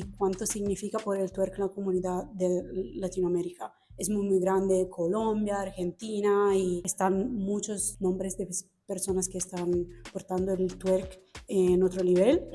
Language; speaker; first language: Spanish; non-native, fluent; Italian